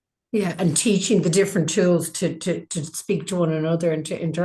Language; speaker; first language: English; native; English